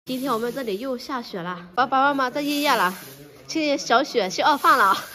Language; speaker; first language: Chinese; non-native, fluent; Lao